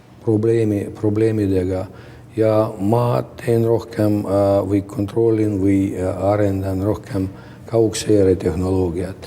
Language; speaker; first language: Estonian; non-native, local second language; Russian